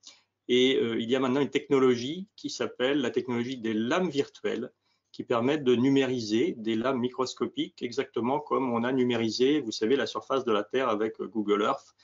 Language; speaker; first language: French; native; French